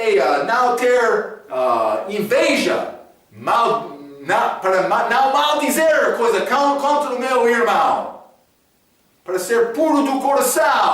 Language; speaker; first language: Portuguese; non-native, fluent; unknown